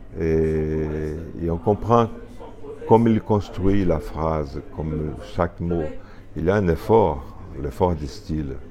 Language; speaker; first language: French; non-native, fluent; Portuguese